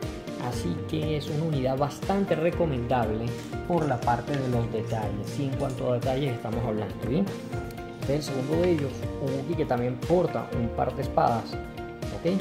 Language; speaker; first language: Spanish; native; Spanish